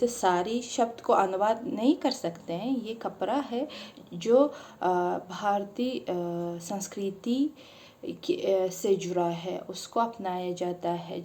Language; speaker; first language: Hindi; non-native, fluent; Uzbek